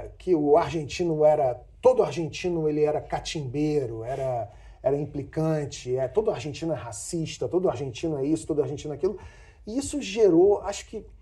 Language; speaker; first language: Portuguese; native; Portuguese